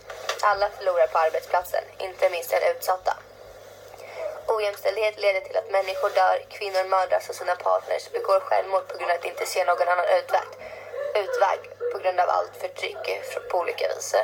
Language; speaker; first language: Swedish; native; Swedish